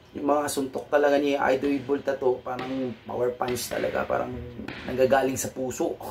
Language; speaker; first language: Filipino; non-native, local second language; Cebuano